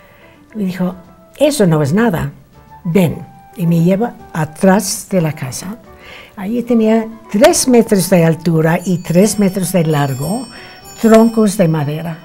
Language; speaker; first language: Spanish; non-native, fluent; English